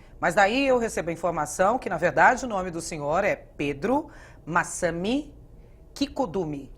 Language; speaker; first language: Portuguese; native; Portuguese